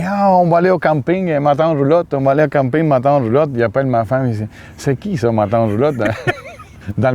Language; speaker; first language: French; non-native, fluent; Spanish